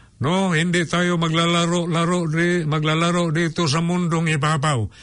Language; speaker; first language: Filipino; non-native, local second language; Cebuano